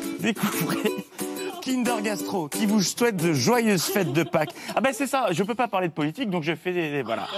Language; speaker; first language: French; native; French